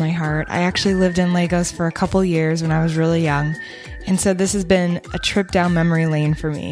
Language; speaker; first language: English; native; English